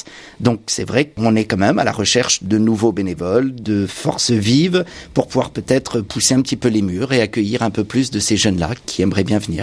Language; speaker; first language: French; native; French